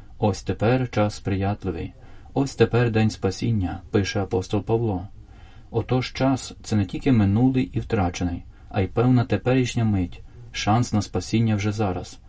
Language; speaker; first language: Ukrainian; native; Ukrainian